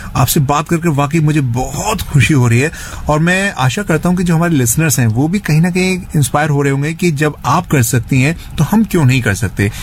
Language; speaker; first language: Hindi; native; Hindi